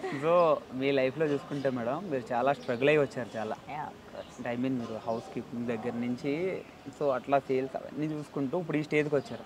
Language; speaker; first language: Telugu; native; Telugu